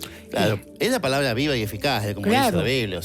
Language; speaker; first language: Spanish; native; Spanish